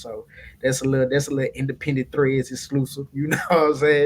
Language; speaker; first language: English; native; English